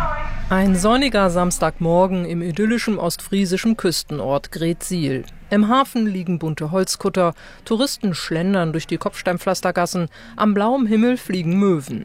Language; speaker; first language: German; native; German